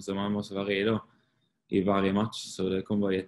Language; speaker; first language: Swedish; non-native, fluent; Swiss German